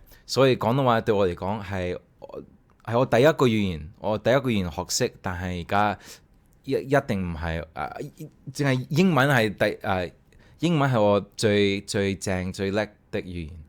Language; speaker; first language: Cantonese; early bilingual, heritage; Cantonese